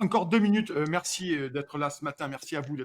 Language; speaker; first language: French; native; French